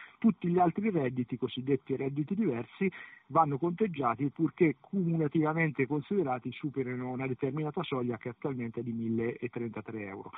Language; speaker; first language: Italian; native; Italian